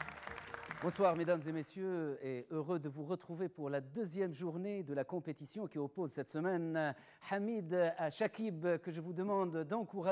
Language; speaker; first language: French; non-native, local second language; Arabic